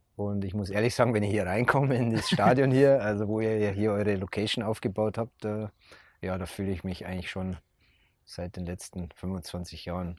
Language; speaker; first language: German; native; German